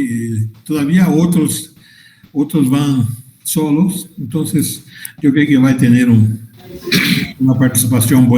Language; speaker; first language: Spanish; non-native, fluent; Portuguese